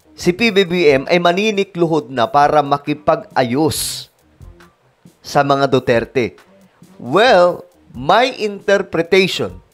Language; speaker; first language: Filipino; native; Filipino